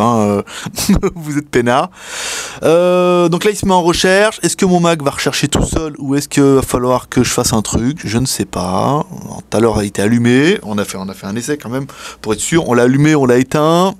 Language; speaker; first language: French; native; French